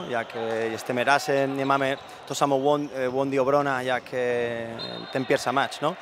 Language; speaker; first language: Polish; non-native, learner; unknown